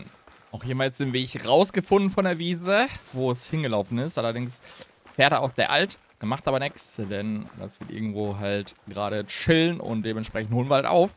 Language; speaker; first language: German; native; German